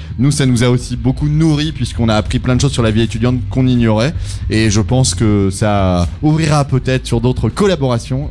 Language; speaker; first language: French; native; French